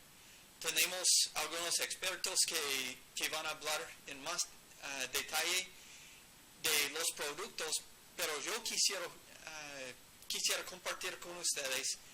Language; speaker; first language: Spanish; non-native, learner; English